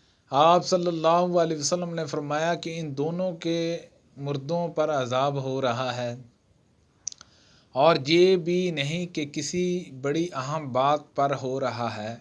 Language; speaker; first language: Urdu; native; Urdu